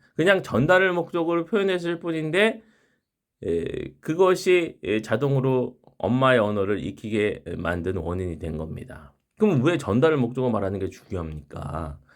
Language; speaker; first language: Korean; native; Korean